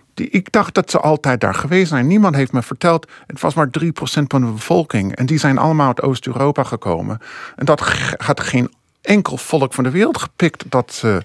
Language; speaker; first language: Dutch; non-native, fluent; English